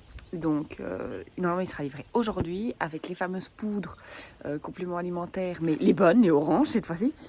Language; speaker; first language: French; native; French